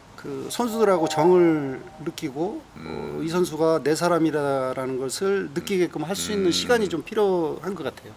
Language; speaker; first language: Korean; native; Korean